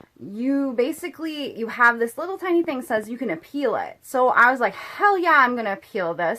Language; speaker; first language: English; native; English